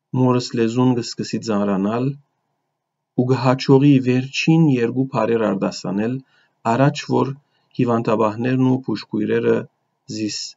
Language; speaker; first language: Armenian; early bilingual, heritage; Armenian